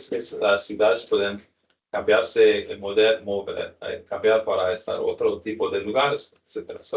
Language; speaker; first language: Portuguese; non-native, learner; Spanish